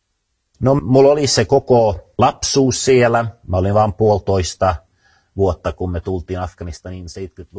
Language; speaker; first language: Finnish; early bilingual, heritage; Finnish